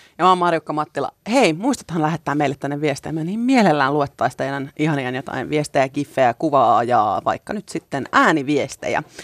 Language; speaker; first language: Finnish; native; Finnish